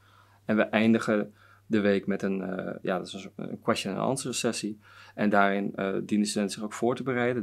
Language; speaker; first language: Dutch; native; Dutch